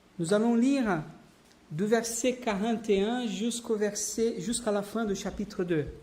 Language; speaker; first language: French; non-native, fluent; Portuguese